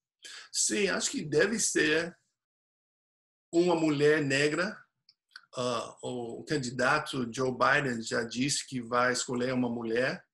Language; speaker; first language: Portuguese; non-native, fluent; English